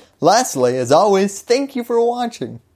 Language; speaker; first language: English; native; English